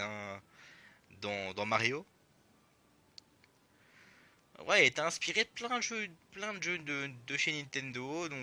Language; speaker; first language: French; native; French